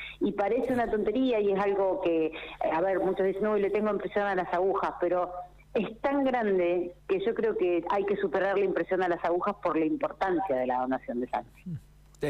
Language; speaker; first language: Spanish; native; Spanish